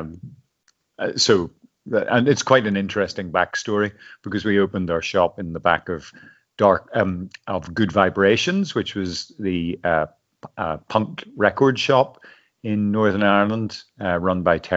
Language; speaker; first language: English; native; English